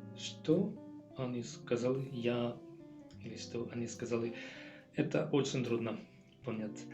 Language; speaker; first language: Russian; non-native, learner; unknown